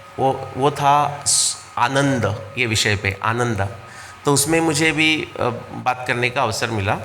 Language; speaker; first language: Hindi; non-native, local second language; Marathi